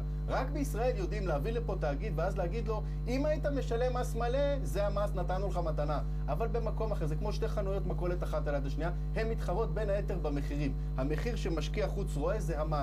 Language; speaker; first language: Hebrew; native; Hebrew